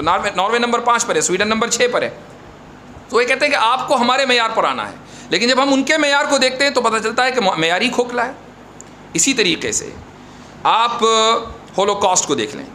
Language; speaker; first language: Urdu; native; Urdu